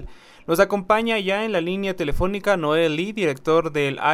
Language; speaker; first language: Spanish; native; Spanish